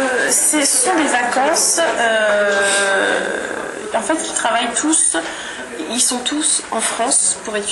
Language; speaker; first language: French; non-native, fluent; English